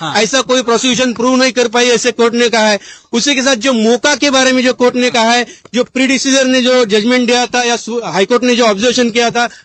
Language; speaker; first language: Hindi; non-native, local second language; Marathi